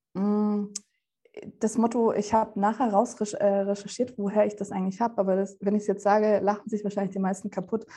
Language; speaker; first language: German; early bilingual, other home language; Russian